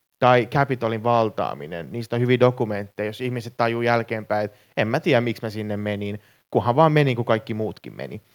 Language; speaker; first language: Finnish; native; Finnish